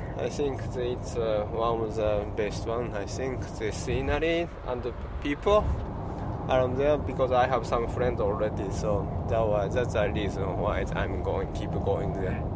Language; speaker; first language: English; non-native, learner; Japanese